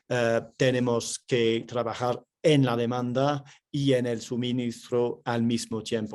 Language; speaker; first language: Spanish; non-native, fluent; English